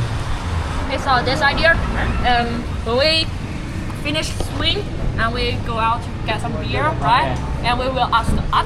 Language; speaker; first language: English; non-native, learner; Chinese